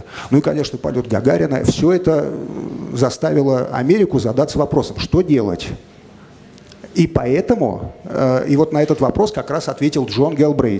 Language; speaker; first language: Russian; native; Russian